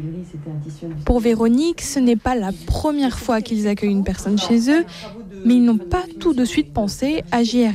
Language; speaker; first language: French; native; French